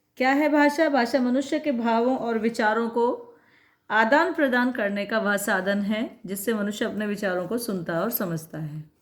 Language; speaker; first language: Hindi; native; Hindi